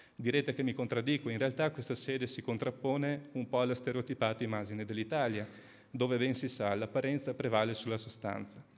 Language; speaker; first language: Italian; native; Italian